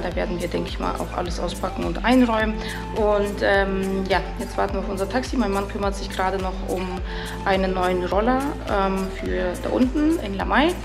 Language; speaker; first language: German; native; German